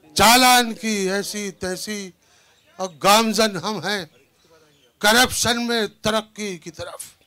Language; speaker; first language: Urdu; native; Urdu